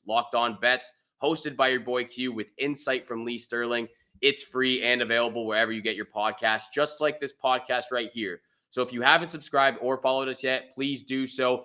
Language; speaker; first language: English; native; English